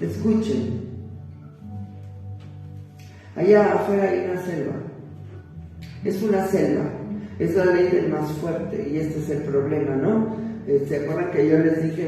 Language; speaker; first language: Spanish; native; Spanish